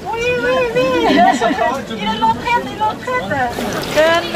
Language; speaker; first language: French; non-native, learner; Thai